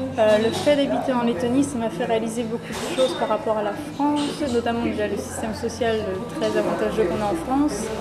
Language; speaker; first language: French; native; French